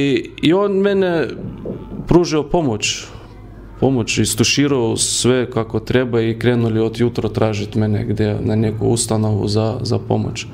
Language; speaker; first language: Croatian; non-native, learner; Lithuanian